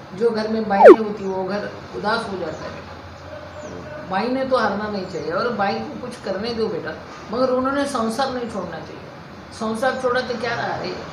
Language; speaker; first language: Hindi; non-native, local second language; Marathi